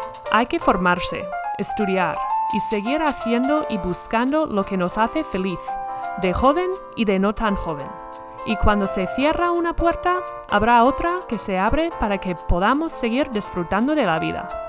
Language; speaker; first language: Spanish; non-native, fluent; English